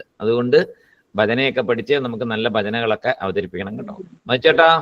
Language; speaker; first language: Malayalam; native; Malayalam